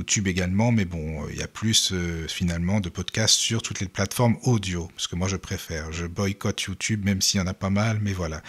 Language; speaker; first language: French; native; French